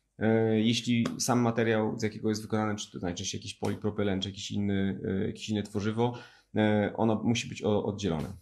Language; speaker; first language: Polish; native; Polish